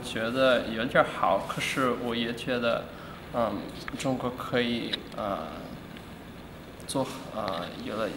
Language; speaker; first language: Chinese; non-native, learner; English